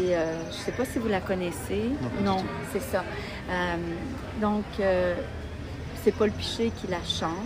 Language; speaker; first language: French; native; French